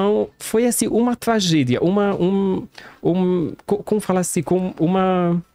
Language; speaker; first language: Portuguese; non-native, learner; Arabic